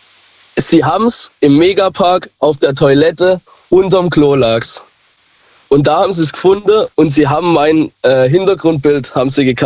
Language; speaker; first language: German; native; German